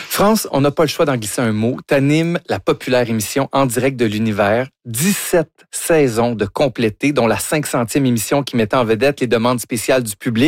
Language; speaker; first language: French; native; French